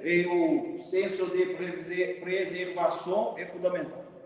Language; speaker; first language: Portuguese; non-native, fluent; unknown